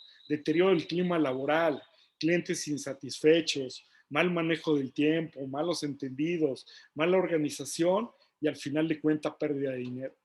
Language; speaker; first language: Spanish; native; Spanish